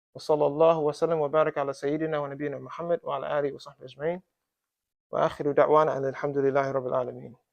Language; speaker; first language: Arabic; non-native, fluent; English